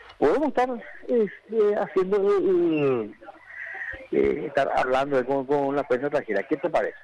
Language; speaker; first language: Spanish; native; Spanish